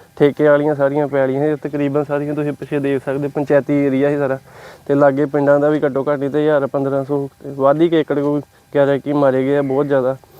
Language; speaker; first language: Punjabi; native; Punjabi